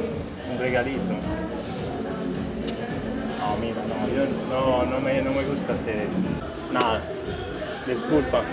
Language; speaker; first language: Spanish; non-native, learner; Italian